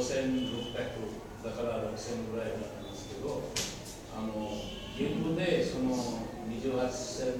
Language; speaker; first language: Japanese; non-native, learner; Bangla